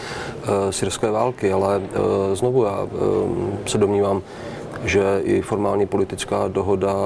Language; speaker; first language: Czech; native; Czech